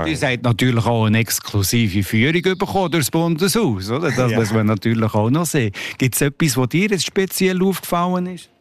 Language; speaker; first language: German; native; German